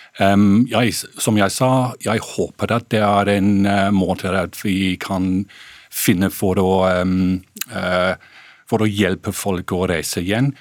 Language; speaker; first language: Norwegian; non-native, fluent; English